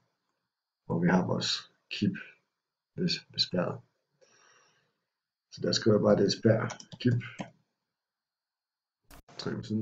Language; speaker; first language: Danish; native; Danish